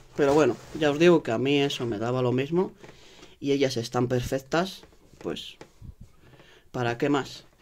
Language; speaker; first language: Spanish; native; Spanish